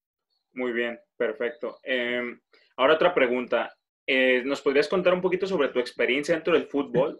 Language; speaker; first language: Spanish; native; Spanish